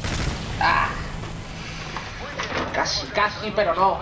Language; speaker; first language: Spanish; native; Spanish